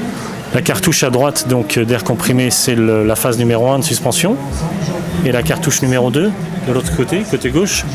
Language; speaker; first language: French; native; French